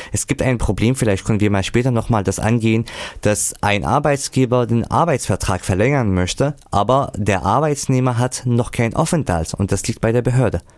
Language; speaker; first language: German; non-native, fluent; Arabic